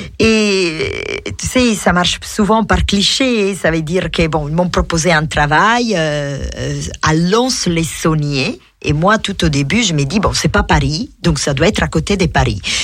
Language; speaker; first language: French; non-native, fluent; Italian